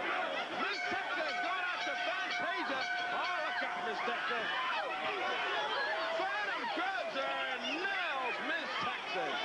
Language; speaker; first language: English; native; English